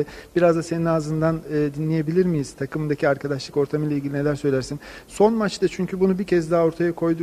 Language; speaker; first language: Turkish; native; Turkish